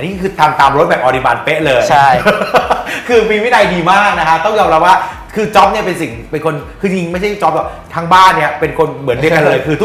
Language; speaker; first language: Thai; native; Thai